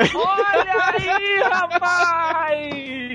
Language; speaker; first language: Portuguese; native; Portuguese